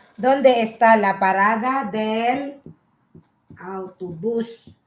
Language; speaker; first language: Spanish; non-native, learner; Filipino